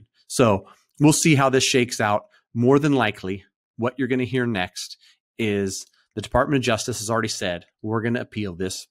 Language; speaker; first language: English; native; English